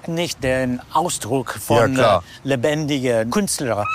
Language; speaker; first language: German; non-native, fluent; English